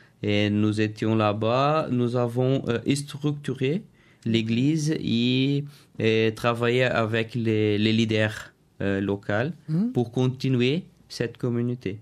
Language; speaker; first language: French; non-native, learner; Portuguese